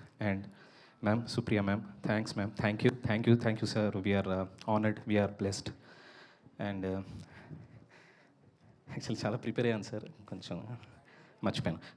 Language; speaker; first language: Telugu; native; Telugu